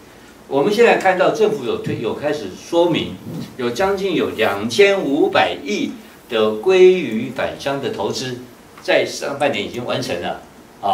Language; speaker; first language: Chinese; native; Chinese